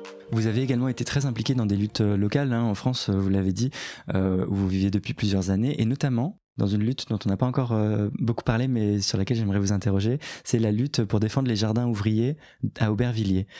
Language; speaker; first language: French; native; French